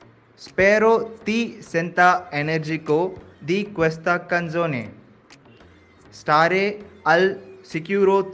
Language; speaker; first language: Italian; non-native, learner; Tamil